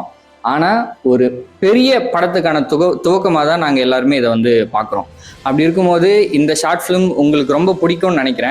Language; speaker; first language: Tamil; native; Tamil